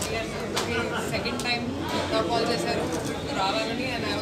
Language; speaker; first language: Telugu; non-native, learner; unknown